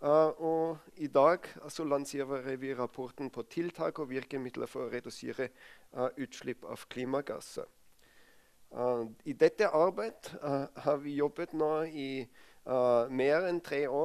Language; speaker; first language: Norwegian; non-native, fluent; German